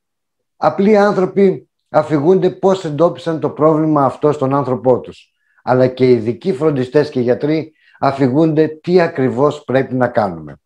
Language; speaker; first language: Greek; native; Greek